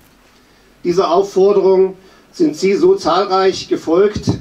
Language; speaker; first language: German; native; German